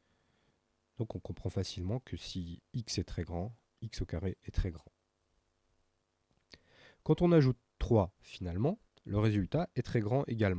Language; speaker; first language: French; native; French